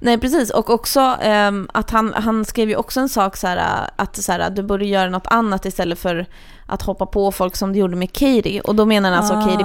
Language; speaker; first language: Swedish; native; Swedish